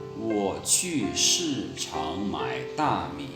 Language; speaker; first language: Chinese; non-native, fluent; Lao